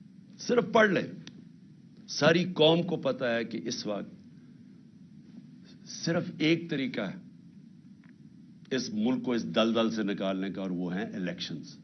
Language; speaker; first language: Urdu; native; Urdu